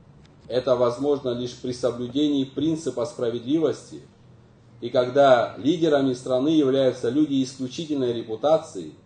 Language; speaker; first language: Russian; native; Russian